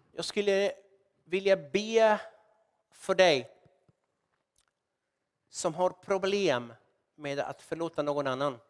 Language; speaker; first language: Swedish; non-native, fluent; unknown